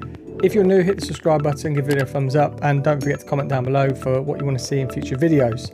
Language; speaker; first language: English; native; English